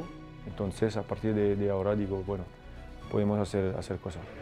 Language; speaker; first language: Spanish; non-native, fluent; French